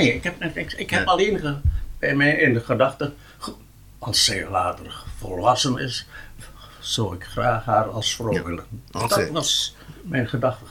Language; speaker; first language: Dutch; non-native, local second language; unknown